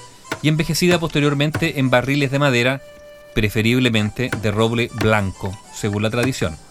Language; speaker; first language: Spanish; native; Spanish